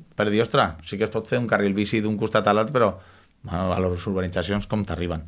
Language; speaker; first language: Catalan; native; Catalan